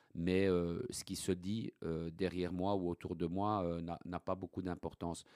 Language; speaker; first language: French; early bilingual, other home language; Italian